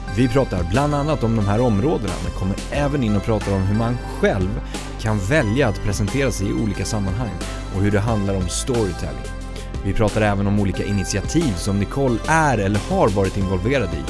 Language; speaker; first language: Swedish; native; Swedish